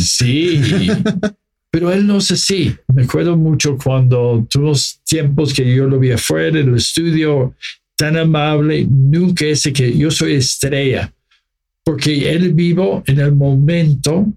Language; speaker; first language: Spanish; non-native, fluent; English